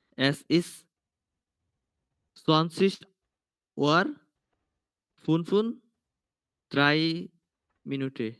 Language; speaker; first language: German; non-native, learner; Bangla